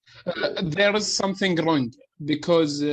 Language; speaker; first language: English; non-native, learner; Arabic